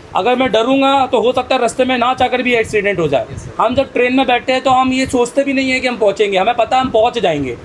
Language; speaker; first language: Hindi; native; Hindi